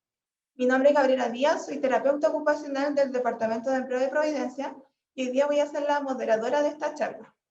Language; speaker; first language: Spanish; native; Spanish